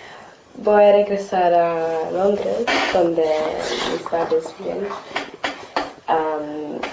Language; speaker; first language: Spanish; non-native, learner; English